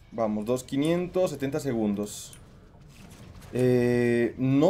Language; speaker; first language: Spanish; native; Spanish